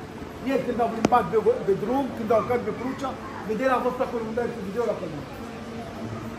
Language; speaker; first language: Romanian; non-native, learner; Arabic